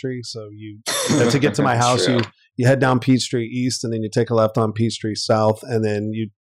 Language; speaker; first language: English; native; English